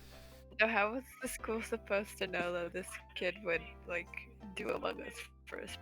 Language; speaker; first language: English; native; English